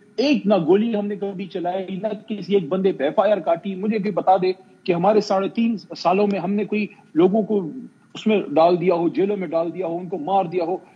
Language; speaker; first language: Urdu; non-native, local second language; Pashto